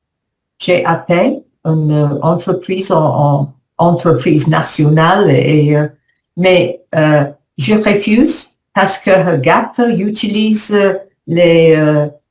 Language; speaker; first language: French; non-native, learner; English